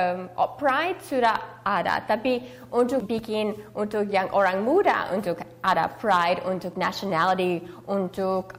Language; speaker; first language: Indonesian; early bilingual, heritage; Indonesian